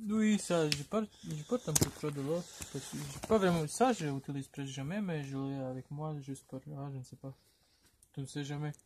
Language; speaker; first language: French; non-native, learner; Croatian